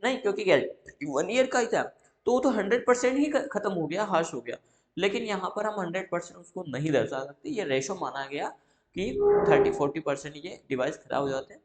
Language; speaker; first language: Hindi; native; Hindi